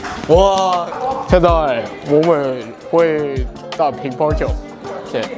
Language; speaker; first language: Chinese; non-native, learner; English